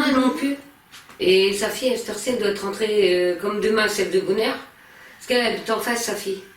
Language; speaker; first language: French; native; French